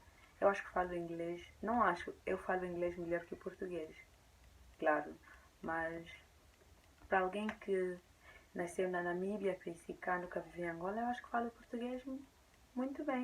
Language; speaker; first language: Portuguese; early bilingual, heritage; Portuguese